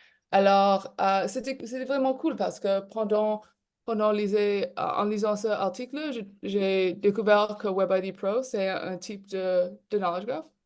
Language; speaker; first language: French; non-native, local second language; English